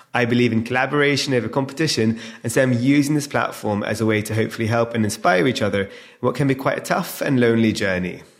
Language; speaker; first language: English; native; English